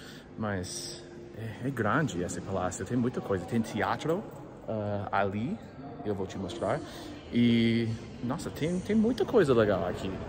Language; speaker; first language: Portuguese; non-native, learner; English